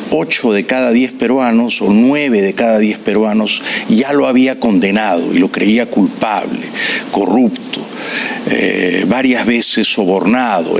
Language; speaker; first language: Spanish; native; Spanish